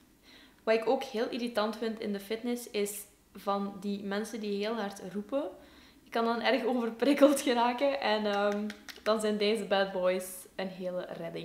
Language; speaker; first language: Dutch; native; Dutch